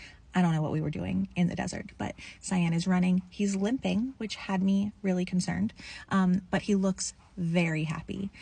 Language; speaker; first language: English; native; English